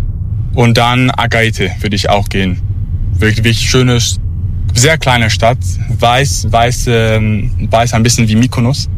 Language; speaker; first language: German; non-native, learner; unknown